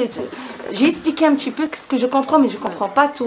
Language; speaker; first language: French; non-native, learner; Arabic